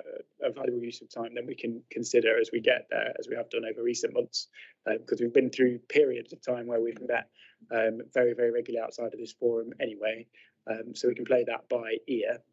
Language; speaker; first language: English; native; English